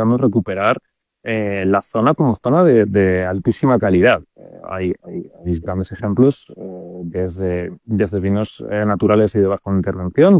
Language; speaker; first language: Spanish; native; Spanish